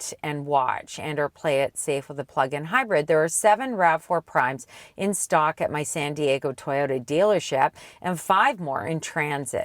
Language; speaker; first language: English; native; English